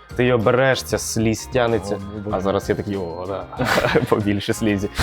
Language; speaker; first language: Ukrainian; native; Ukrainian